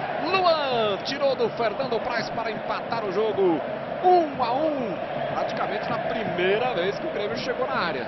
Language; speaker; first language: Portuguese; native; Portuguese